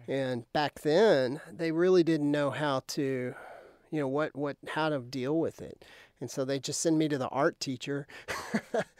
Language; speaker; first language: English; native; English